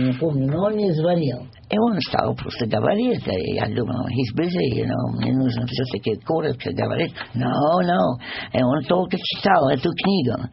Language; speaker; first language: Russian; non-native, fluent; English